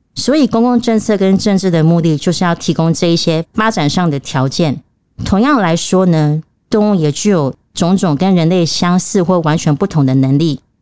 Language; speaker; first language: Chinese; native; Chinese